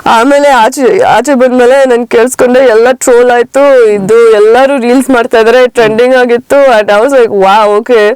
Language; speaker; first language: Kannada; non-native, learner; English